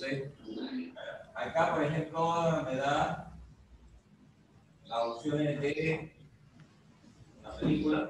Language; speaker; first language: Spanish; native; Spanish